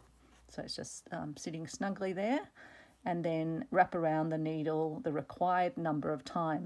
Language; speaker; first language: English; native; English